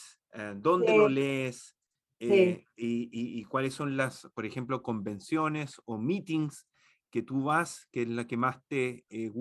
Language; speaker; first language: Spanish; native; Spanish